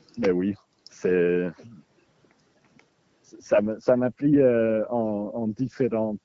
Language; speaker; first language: French; non-native, local second language; Dutch